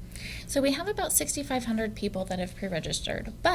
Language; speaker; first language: English; native; English